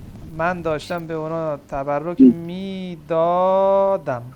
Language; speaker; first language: Persian; non-native, fluent; Urdu